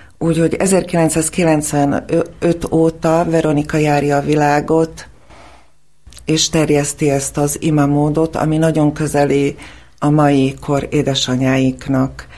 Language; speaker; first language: Hungarian; non-native, fluent; Slovak